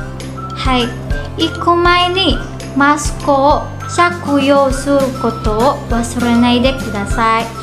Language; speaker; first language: Japanese; non-native, learner; Indonesian